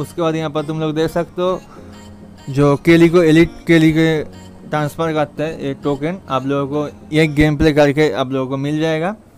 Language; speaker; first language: Hindi; non-native, local second language; Bangla